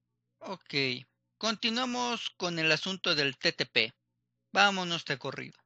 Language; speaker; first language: Spanish; native; Spanish